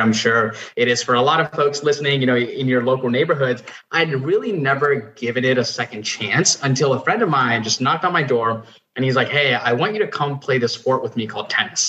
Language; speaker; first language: English; non-native, local second language; Nepali